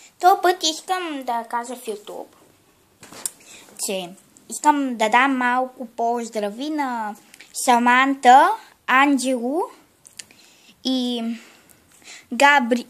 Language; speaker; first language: Bulgarian; early bilingual, heritage; Bulgarian